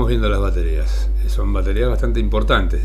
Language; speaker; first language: Spanish; native; Spanish